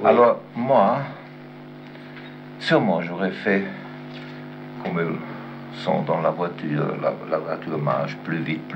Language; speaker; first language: French; non-native, learner; German